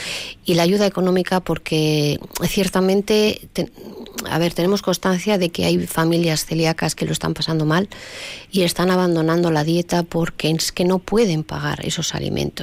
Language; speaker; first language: Spanish; native; Spanish